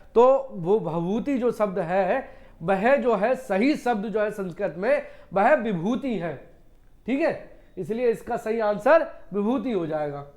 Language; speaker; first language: Hindi; native; Hindi